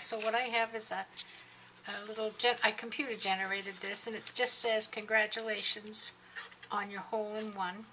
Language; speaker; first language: English; native; English